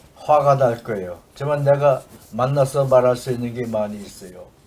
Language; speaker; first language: Korean; native; Korean